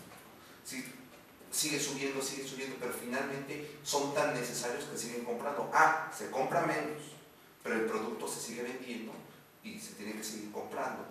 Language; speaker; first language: Spanish; native; Spanish